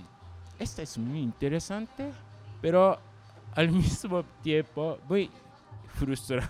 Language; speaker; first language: Spanish; non-native, learner; Japanese